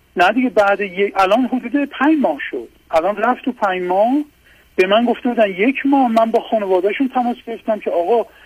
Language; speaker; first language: Persian; non-native, local second language; Azerbaijani